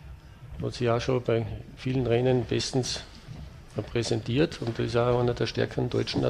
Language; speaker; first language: German; native; German